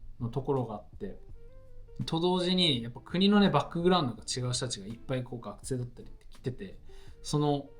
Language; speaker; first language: Japanese; native; Japanese